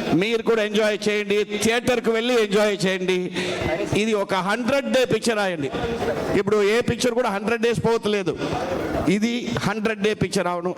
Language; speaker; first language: Telugu; non-native, learner; Punjabi